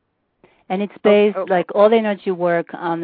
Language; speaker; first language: English; non-native, fluent; French